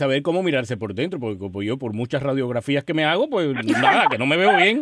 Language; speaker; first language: Spanish; native; Spanish